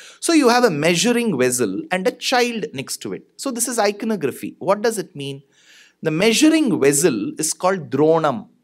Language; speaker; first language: English; non-native, local second language; Tamil